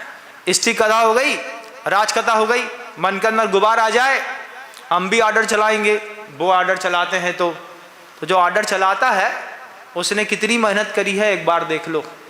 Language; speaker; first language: Hindi; native; Hindi